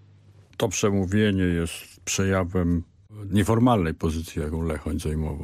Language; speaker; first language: Polish; native; Polish